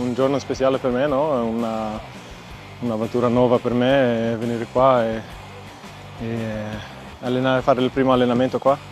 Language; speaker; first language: Italian; non-native, learner; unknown